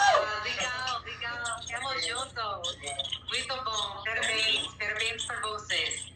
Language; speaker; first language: Portuguese; non-native, learner; English